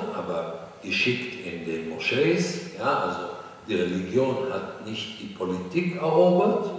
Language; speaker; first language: German; non-native, fluent; Hebrew